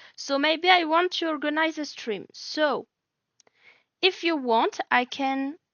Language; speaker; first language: English; non-native, learner; French